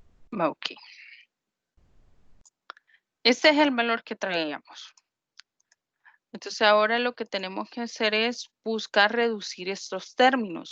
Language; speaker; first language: Spanish; native; Spanish